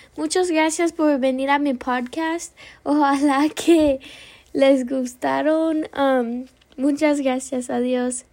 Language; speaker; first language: Spanish; early bilingual, heritage; Spanish